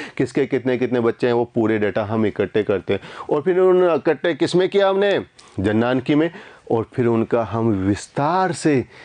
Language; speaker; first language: Hindi; native; Hindi